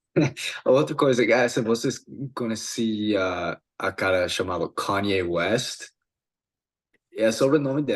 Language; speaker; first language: Portuguese; non-native, fluent; English